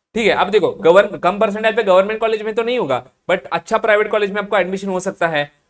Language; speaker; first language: Hindi; non-native, local second language; Marathi